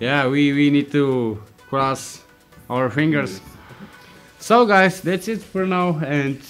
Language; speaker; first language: English; non-native, learner; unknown